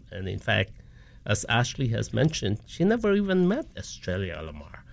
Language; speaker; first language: English; non-native, local second language; Filipino